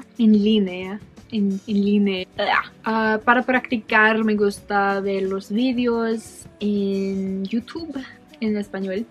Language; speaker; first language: Spanish; non-native, learner; English